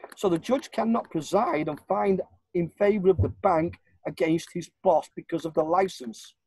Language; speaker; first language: English; native; English